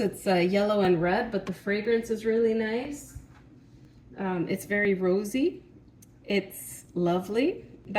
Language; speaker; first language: English; native; English